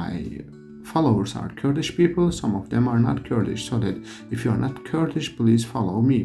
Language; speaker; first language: English; non-native, learner; Kurdish